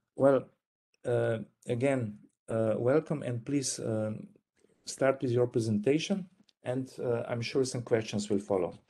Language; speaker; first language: English; non-native, fluent; Slovenian